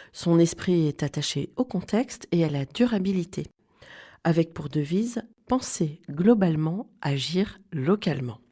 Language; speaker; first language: French; native; French